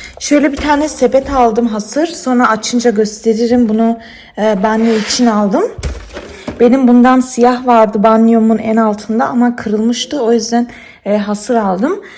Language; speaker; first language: Turkish; early bilingual, heritage; Turkish